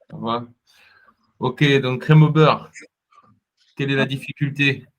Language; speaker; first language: French; native; French